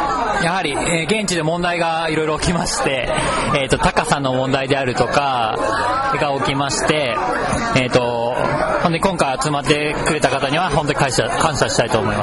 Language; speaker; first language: Japanese; native; Japanese